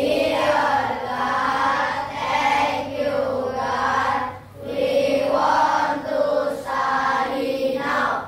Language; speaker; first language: English; non-native, learner; Indonesian